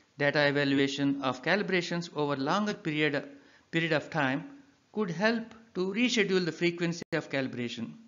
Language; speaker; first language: English; non-native, local second language; Telugu